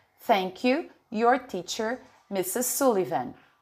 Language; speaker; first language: English; non-native, fluent; Portuguese